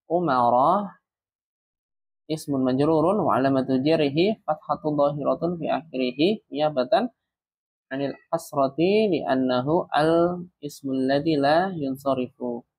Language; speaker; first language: Arabic; non-native, fluent; Indonesian